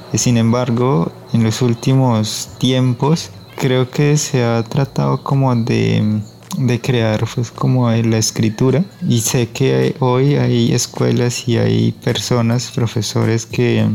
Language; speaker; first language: Spanish; non-native, local second language; Ticuna